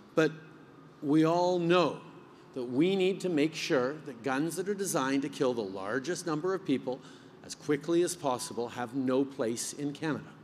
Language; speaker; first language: English; early bilingual, other home language; French